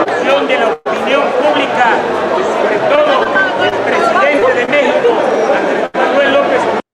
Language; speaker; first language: Spanish; native; Spanish